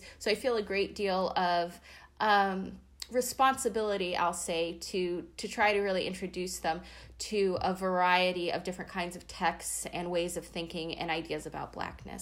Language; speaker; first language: English; native; English